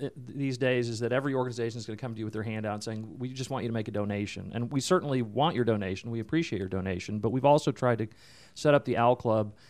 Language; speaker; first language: English; native; English